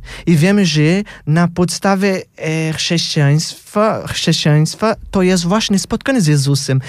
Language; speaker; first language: Polish; non-native, fluent; Portuguese